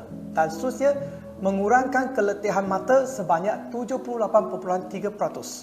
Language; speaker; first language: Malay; non-native, local second language; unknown